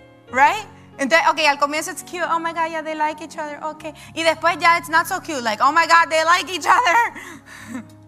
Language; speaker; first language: English; early bilingual, other home language; Spanish